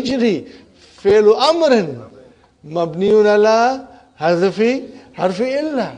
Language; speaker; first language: Arabic; non-native, fluent; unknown